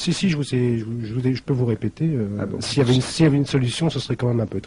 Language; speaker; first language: French; native; French